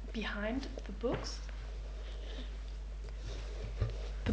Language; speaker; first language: English; non-native, fluent; German